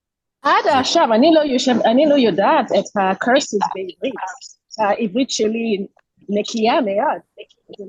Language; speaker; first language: Hebrew; non-native, learner; English